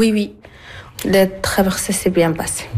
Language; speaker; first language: French; non-native, learner; Arabic